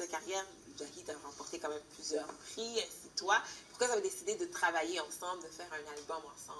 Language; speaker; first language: French; native; French